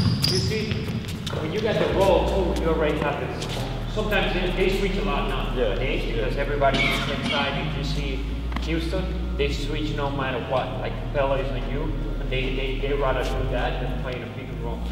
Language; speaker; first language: English; non-native, fluent; Catalan